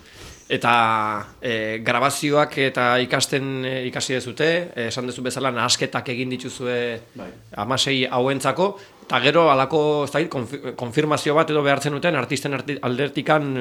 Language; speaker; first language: Basque; native; Basque